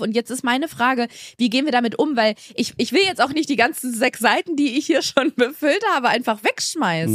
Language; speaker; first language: German; native; German